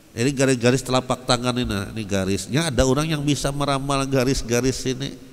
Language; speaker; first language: Indonesian; non-native, local second language; Banjar